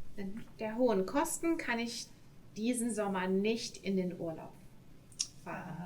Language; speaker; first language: German; non-native, fluent; English